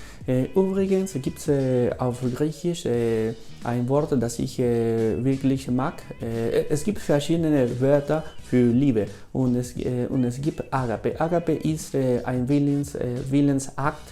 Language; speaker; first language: German; non-native, fluent; Spanish